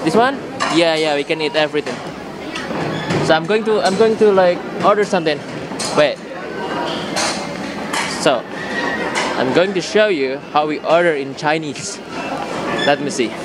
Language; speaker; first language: English; non-native, learner; Indonesian